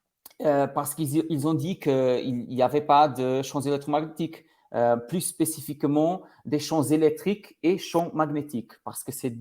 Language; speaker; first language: French; non-native, learner; Portuguese